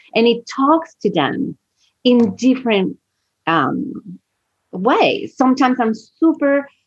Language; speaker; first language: English; non-native, fluent; Spanish